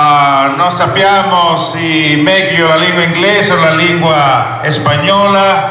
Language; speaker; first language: Italian; non-native, learner; Spanish